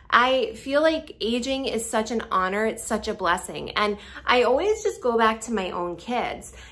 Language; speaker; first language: English; native; English